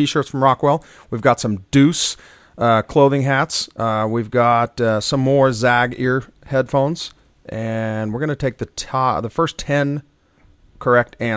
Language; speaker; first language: English; native; English